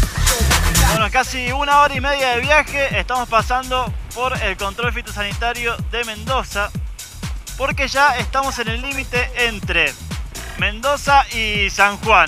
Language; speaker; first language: Spanish; native; Spanish